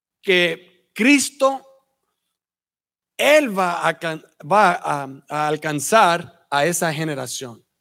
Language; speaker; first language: Spanish; early bilingual, heritage; Spanish